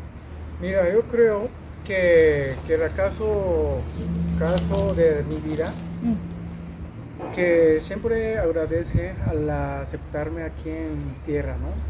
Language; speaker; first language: Spanish; non-native, learner; Japanese